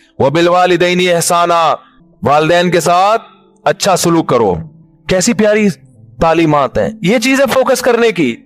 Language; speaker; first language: Urdu; native; Urdu